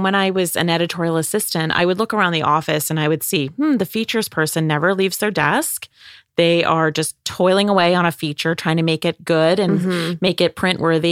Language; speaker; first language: English; native; English